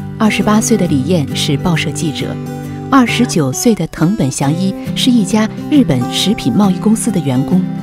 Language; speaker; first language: Chinese; native; Chinese